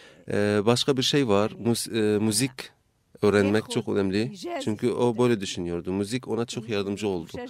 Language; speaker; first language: Turkish; non-native, fluent; Arabic